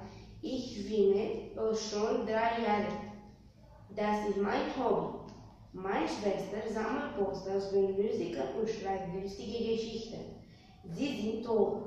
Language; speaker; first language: German; non-native, learner; Romanian